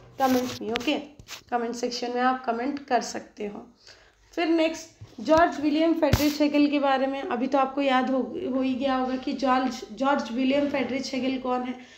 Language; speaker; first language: Hindi; non-native, local second language; Marathi